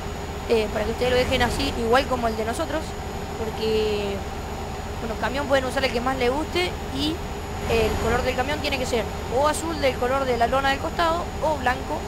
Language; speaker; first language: Spanish; native; Spanish